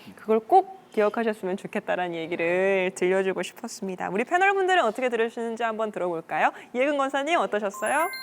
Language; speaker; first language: Korean; native; Korean